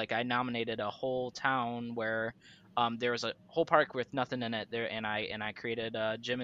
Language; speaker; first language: English; native; English